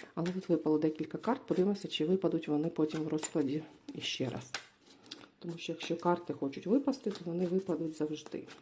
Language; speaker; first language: Ukrainian; non-native, local second language; Russian